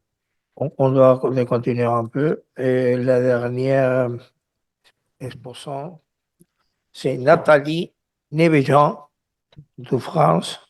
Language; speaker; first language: French; non-native, learner; Spanish